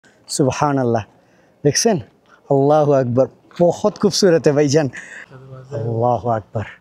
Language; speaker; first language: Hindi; non-native, learner; Bangla